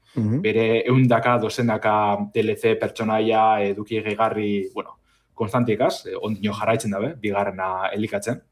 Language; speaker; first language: Basque; native; Basque